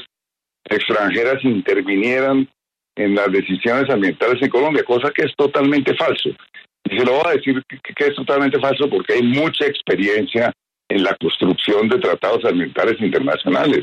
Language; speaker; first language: Spanish; native; Spanish